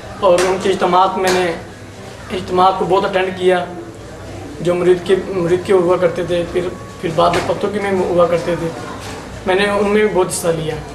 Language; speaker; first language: Urdu; non-native, local second language; Punjabi